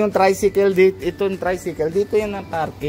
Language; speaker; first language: Filipino; non-native, fluent; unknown